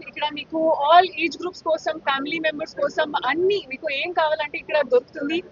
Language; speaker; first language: Telugu; non-native, fluent; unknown